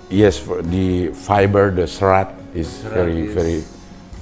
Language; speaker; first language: English; non-native, learner; Indonesian